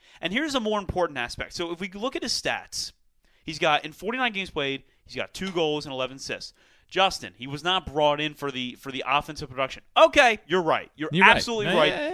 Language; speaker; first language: English; native; English